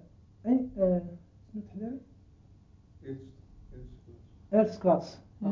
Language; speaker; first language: Dutch; non-native, learner; Arabic